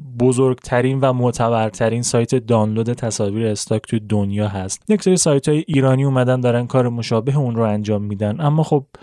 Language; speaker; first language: Persian; native; Persian